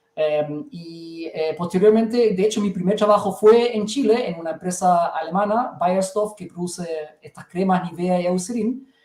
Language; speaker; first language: Spanish; early bilingual, heritage; German